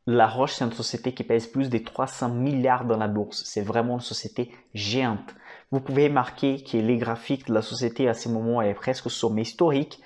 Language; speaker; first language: French; non-native, fluent; Portuguese